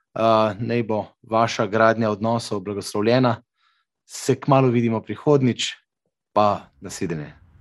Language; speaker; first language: Slovenian; native; Slovenian